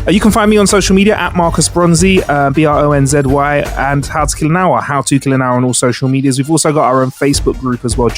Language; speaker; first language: English; native; English